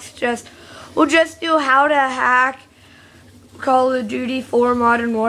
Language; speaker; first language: English; native; English